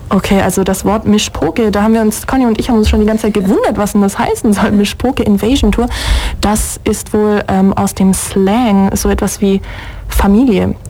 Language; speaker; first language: German; native; German